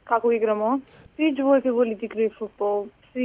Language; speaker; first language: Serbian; early bilingual, heritage; Croatian